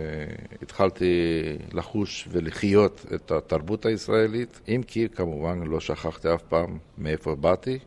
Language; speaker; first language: Hebrew; non-native, fluent; Romanian